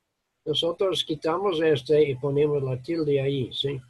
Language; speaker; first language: Spanish; non-native, learner; English